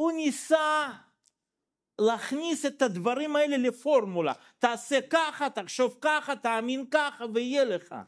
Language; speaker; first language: Hebrew; non-native, fluent; Russian